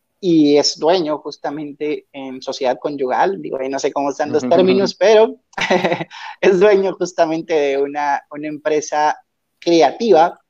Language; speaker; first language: Spanish; native; Spanish